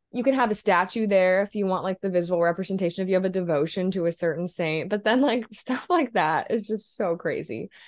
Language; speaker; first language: English; native; English